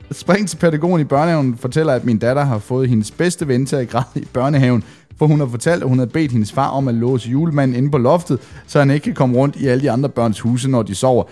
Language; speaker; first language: Danish; native; Danish